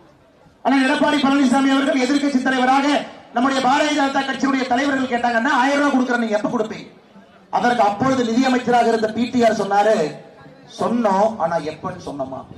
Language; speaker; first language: Tamil; native; Tamil